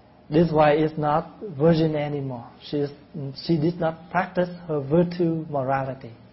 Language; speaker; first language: English; non-native, fluent; Vietnamese